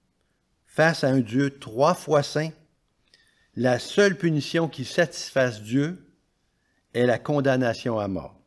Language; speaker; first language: French; native; French